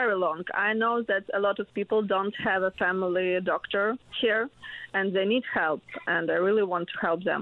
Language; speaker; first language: English; non-native, learner; Ukrainian